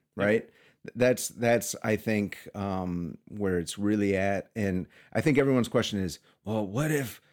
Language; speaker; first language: English; native; English